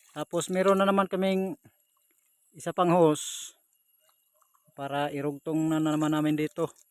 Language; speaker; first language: Filipino; non-native, local second language; Cebuano